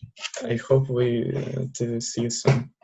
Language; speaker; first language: English; non-native, learner; Russian